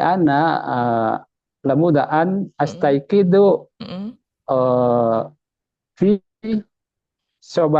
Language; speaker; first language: Arabic; non-native, learner; Indonesian